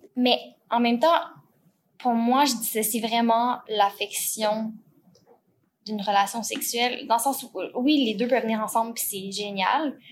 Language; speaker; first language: French; native; French